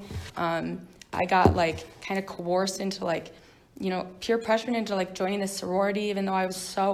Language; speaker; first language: English; native; English